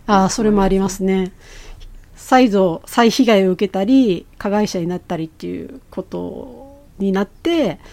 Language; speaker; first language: Japanese; native; Japanese